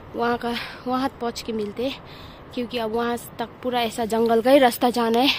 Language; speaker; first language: Hindi; non-native, local second language; Nepali